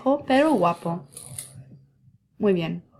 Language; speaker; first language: Spanish; non-native, fluent; English